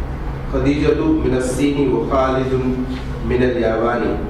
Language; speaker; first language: Arabic; non-native, learner; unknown